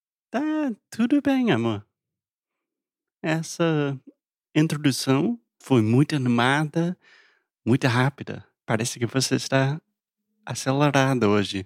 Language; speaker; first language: Portuguese; non-native, fluent; English